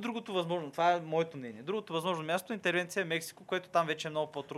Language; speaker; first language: Bulgarian; native; Bulgarian